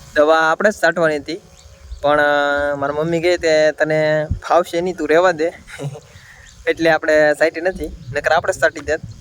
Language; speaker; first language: Gujarati; native; Gujarati